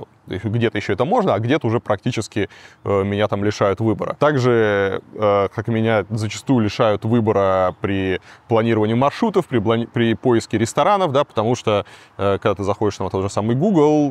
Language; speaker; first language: Russian; native; Russian